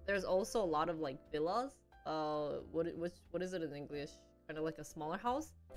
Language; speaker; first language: English; non-native, fluent; Korean